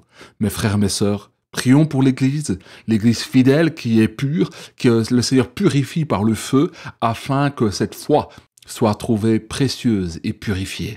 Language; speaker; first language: French; native; French